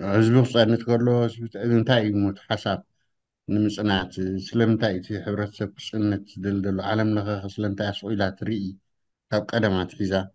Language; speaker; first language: Tigrinya; native; Tigrinya